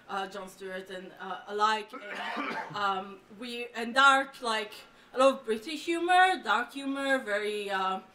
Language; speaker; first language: English; non-native, fluent; Hebrew